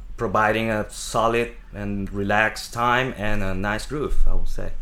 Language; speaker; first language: English; non-native, fluent; Spanish